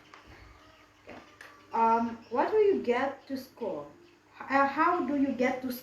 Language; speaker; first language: English; non-native, learner; Indonesian